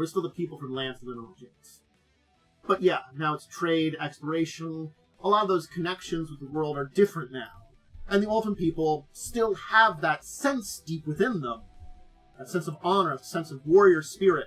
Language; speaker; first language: English; native; English